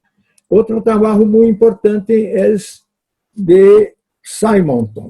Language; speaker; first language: Spanish; non-native, fluent; Portuguese